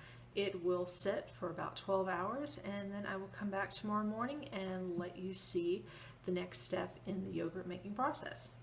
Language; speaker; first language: English; native; English